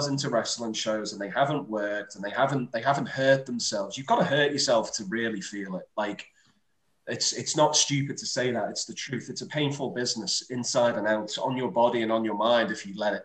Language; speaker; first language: English; native; English